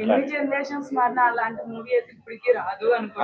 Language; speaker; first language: Telugu; native; Telugu